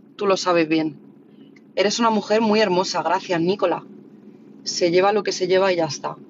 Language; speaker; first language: Spanish; native; Spanish